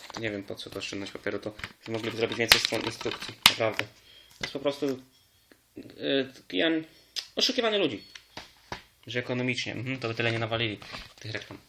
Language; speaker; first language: Polish; native; Polish